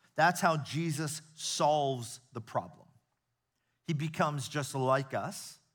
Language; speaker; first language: English; native; English